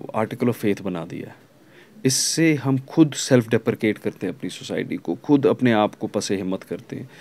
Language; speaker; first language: Hindi; non-native, local second language; Kashmiri